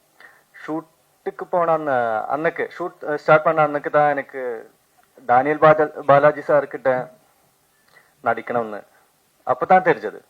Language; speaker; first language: Tamil; non-native, learner; Malayalam